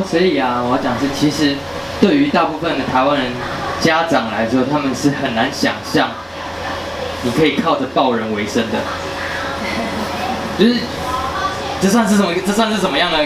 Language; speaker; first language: Chinese; native; Chinese